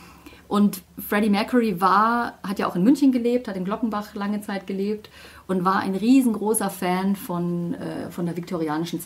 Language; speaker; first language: German; native; German